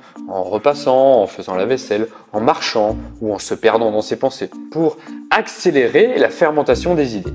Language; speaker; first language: French; native; French